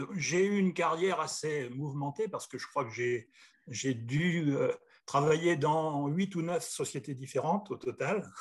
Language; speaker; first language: French; native; French